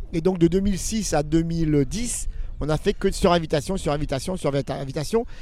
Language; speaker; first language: French; native; French